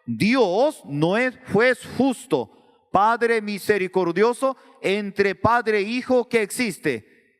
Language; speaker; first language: Spanish; non-native, learner; Korean